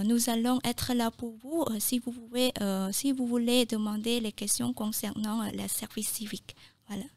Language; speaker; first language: French; non-native, fluent; Khmer